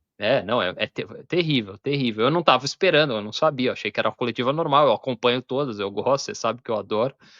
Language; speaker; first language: Portuguese; native; Portuguese